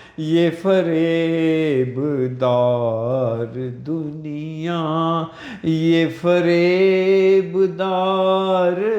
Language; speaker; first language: Urdu; non-native, local second language; Punjabi